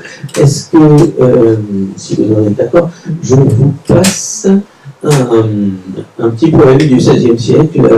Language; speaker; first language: French; native; French